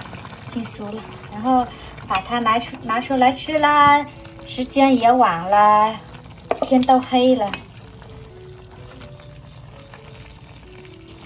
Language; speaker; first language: Chinese; non-native, learner; Vietnamese